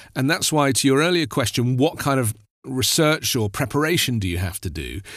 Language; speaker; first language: English; native; English